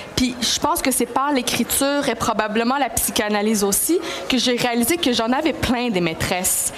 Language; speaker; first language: French; early bilingual, other home language; Greek